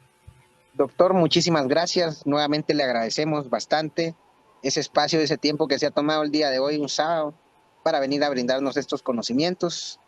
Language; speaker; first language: Spanish; native; Spanish